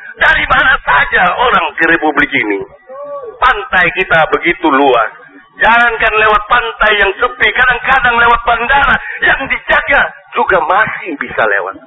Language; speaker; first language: Indonesian; non-native, local second language; Banjar